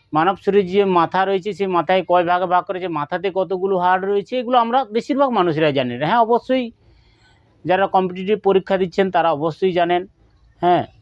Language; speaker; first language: Bangla; non-native, local second language; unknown